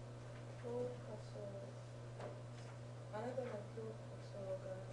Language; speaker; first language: Japanese; non-native, learner; English